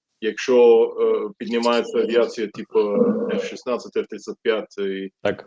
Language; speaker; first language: Ukrainian; non-native, fluent; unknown